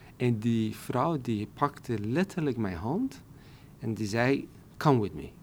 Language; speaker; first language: Dutch; non-native, fluent; Persian